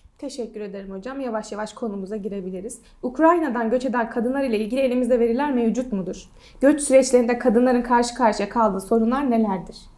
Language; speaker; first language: Turkish; native; Turkish